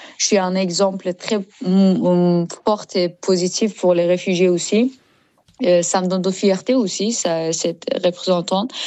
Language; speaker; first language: French; non-native, learner; Persian